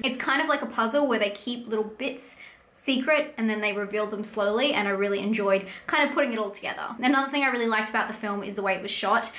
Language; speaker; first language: English; native; English